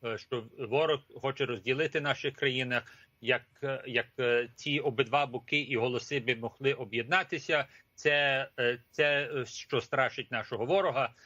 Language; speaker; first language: Ukrainian; early bilingual, heritage; Ukrainian